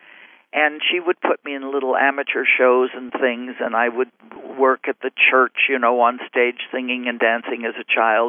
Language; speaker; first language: English; native; English